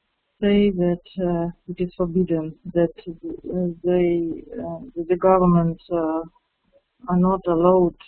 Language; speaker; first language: English; non-native, fluent; Russian